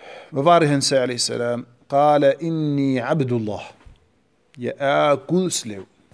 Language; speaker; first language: Danish; non-native, fluent; Arabic